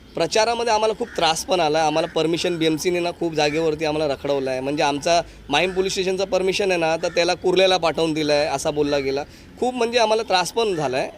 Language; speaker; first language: Marathi; non-native, local second language; Hindi